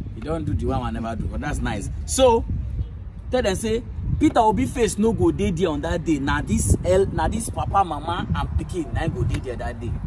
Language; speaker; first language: Nigerian Pidgin; non-native, local second language; Yoruba